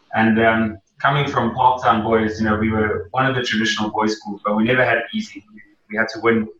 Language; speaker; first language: English; native; English